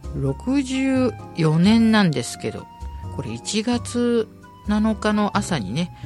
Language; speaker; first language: Japanese; native; Japanese